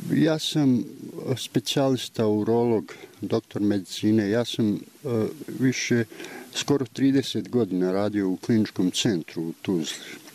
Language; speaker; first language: Serbian; native; Serbian